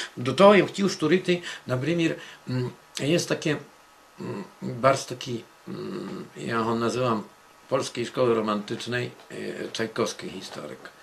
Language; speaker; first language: Polish; non-native, local second language; Rusyn